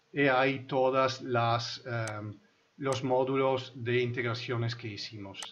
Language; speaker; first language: Spanish; non-native, fluent; Italian